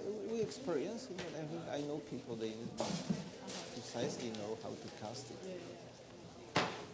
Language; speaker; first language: English; non-native, fluent; Polish